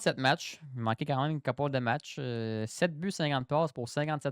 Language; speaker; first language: French; native; French